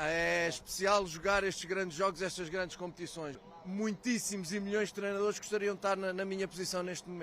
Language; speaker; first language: Portuguese; native; Portuguese